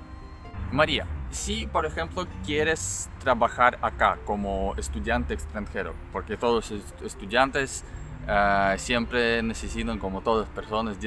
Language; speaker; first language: Spanish; non-native, learner; Russian